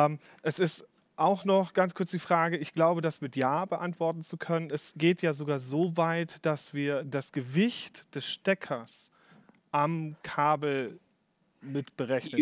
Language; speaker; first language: German; native; German